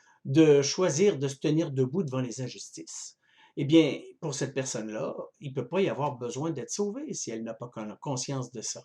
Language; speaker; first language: French; native; French